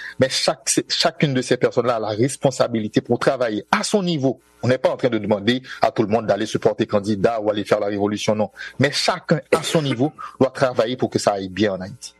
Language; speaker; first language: French; non-native, local second language; Haitian Creole